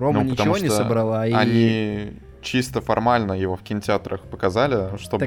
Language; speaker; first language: Russian; native; Russian